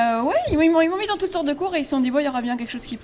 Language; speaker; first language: French; native; French